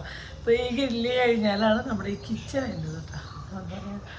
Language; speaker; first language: Malayalam; native; Malayalam